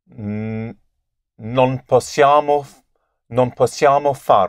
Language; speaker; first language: Italian; non-native, learner; English